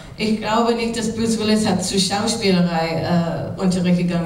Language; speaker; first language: German; non-native, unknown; English